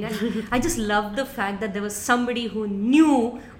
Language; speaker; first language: English; non-native, local second language; Tamil